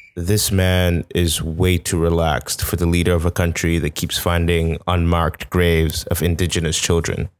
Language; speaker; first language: English; non-native, local second language; Yoruba